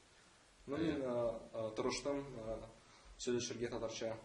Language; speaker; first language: Tatar; non-native, local second language; Russian